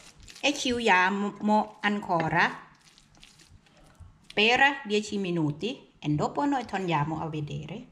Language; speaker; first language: Italian; non-native, learner; Thai